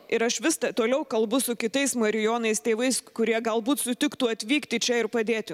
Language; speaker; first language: Lithuanian; native; Lithuanian